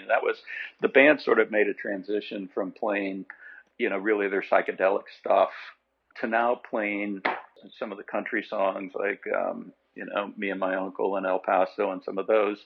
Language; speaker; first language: English; native; English